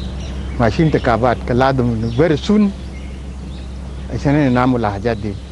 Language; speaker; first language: Arabic; non-native, local second language; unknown